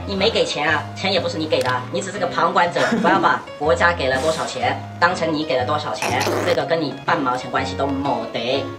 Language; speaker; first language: Chinese; non-native, fluent; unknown